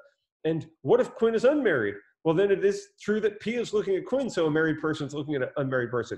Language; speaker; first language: English; native; English